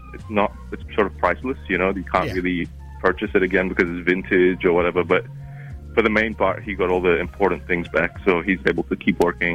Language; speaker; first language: English; non-native, local second language; Arabic